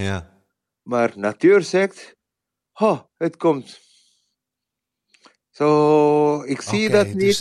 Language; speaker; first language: Dutch; non-native, learner; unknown